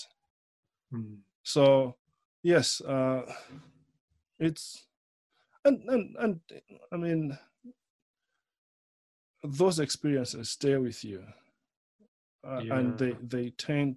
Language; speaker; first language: English; non-native, local second language; Nyanja